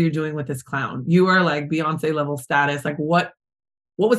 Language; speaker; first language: English; native; English